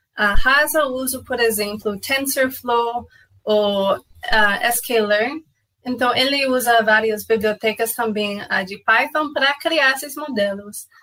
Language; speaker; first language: Portuguese; non-native, fluent; English